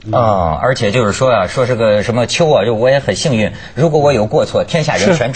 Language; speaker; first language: Chinese; native; Chinese